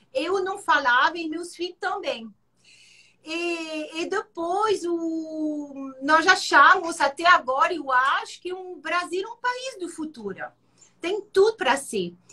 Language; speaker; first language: Portuguese; non-native, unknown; French